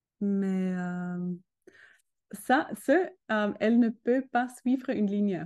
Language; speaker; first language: French; non-native, learner; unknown